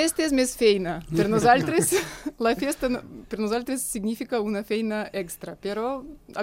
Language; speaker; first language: Catalan; non-native, fluent; Russian